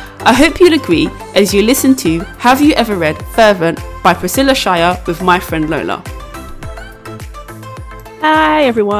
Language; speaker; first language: English; native; English